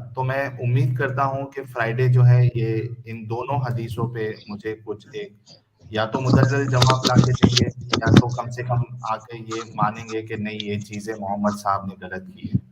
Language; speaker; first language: Urdu; native; Urdu